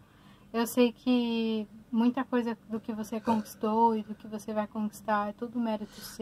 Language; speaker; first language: Portuguese; native; Portuguese